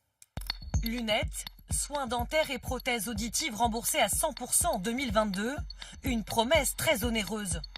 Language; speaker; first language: French; native; French